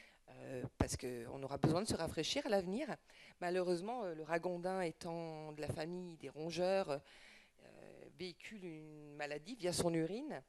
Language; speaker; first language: French; native; French